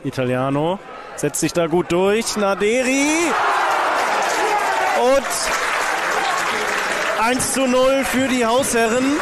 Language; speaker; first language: German; native; German